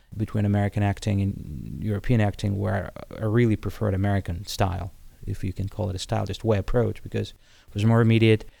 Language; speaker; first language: English; non-native, fluent; Ukrainian